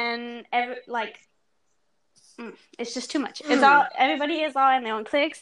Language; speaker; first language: English; native; English